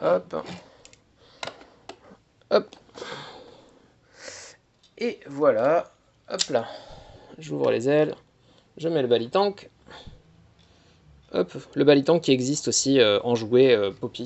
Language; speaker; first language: French; native; French